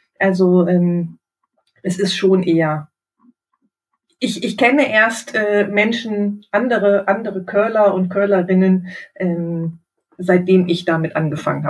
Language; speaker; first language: German; native; German